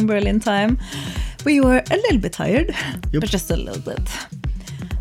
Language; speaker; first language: English; non-native, fluent; Norwegian